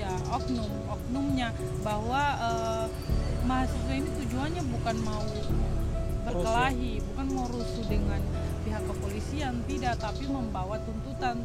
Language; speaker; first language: Indonesian; native; Indonesian